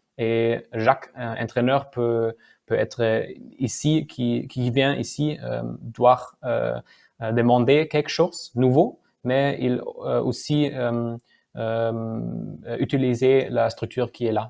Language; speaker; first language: French; non-native, learner; German